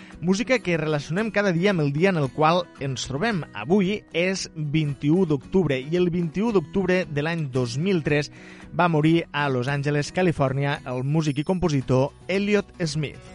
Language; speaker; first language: Catalan; native; Catalan